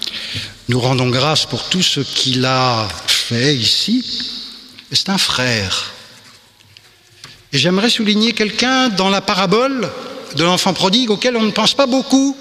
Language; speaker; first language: French; native; French